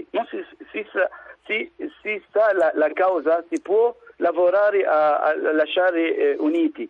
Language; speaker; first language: Italian; non-native, fluent; Arabic